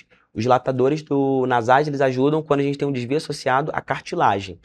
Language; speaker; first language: Portuguese; native; Portuguese